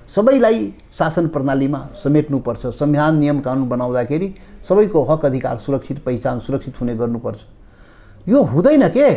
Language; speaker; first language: Nepali; non-native, local second language; Maithili